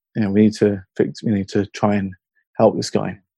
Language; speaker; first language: English; native; English